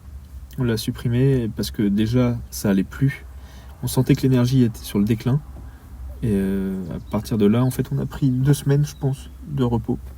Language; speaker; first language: French; native; French